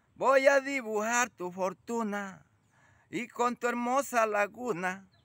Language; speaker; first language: Spanish; native; Spanish